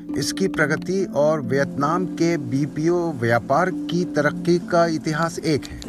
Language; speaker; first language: Hindi; native; Hindi